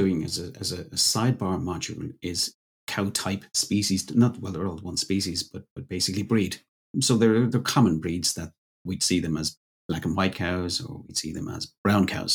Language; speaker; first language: English; native; English